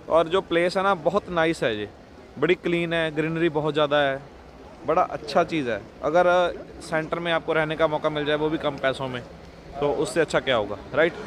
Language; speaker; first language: Hindi; non-native, local second language; Punjabi